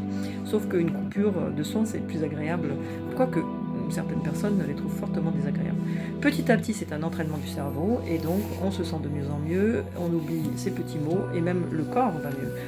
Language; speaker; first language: French; native; French